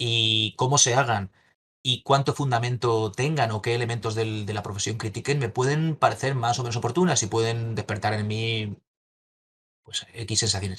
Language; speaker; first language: Spanish; native; Spanish